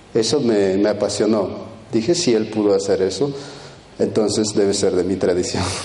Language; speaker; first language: Spanish; early bilingual, other home language; Quechua